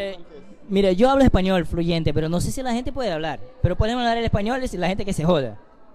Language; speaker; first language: Portuguese; native; Portuguese